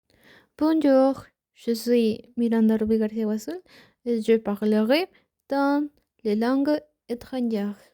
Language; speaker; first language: French; non-native, learner; Spanish